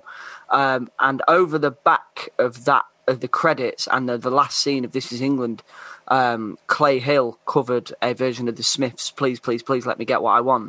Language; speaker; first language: English; native; English